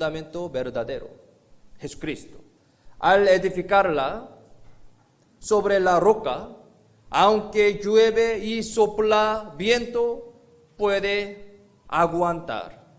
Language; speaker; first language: Spanish; non-native, fluent; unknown